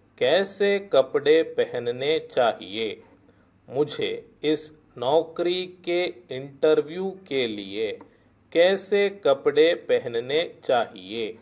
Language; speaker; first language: Hindi; native; Hindi